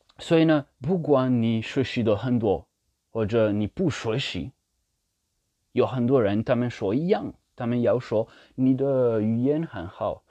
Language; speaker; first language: Chinese; non-native, learner; French